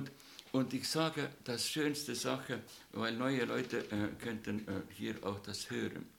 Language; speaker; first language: German; non-native, fluent; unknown